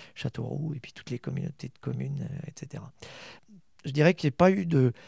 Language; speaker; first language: French; native; French